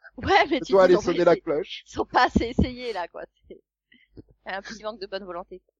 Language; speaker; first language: French; native; French